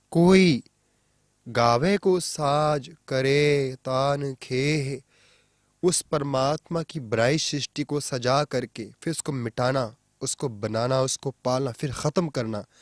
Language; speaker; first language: Hindi; non-native, local second language; Punjabi